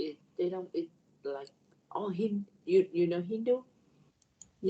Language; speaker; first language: English; non-native, learner; Vietnamese